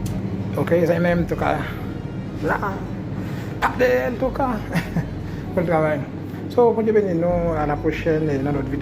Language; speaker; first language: French; non-native, learner; Haitian Creole